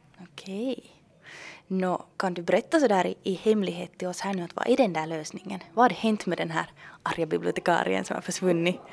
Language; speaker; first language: Swedish; native; Swedish